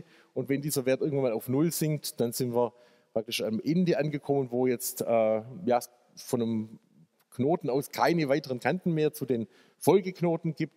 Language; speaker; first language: German; native; German